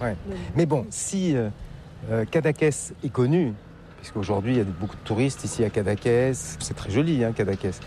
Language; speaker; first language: French; native; French